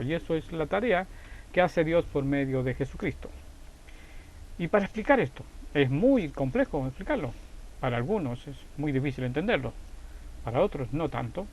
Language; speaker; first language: Spanish; native; Spanish